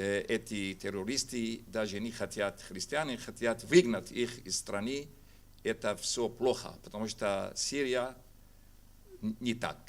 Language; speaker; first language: Russian; non-native, fluent; Arabic